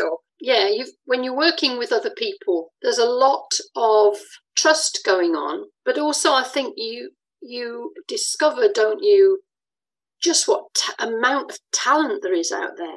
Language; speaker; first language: English; native; English